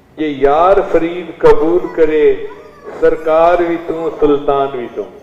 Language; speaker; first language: Urdu; non-native, local second language; Saraiki